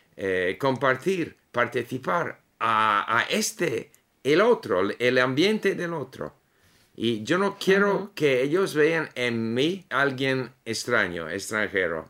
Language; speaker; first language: Spanish; non-native, fluent; English